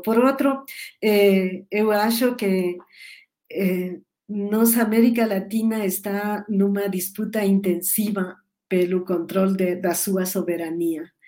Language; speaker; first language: Portuguese; non-native, learner; Spanish